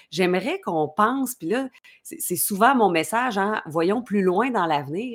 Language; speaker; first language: French; native; French